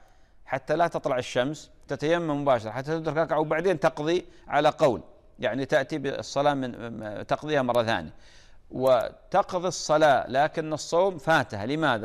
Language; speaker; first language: Arabic; native; Arabic